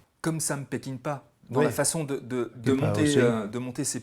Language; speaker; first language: French; native; French